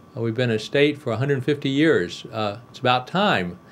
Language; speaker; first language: English; native; English